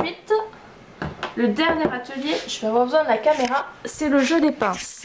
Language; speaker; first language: French; native; French